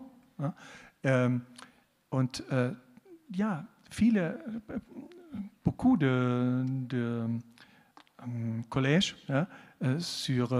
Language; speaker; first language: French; non-native, learner; German